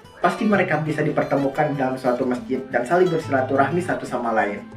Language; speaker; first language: Indonesian; native; Indonesian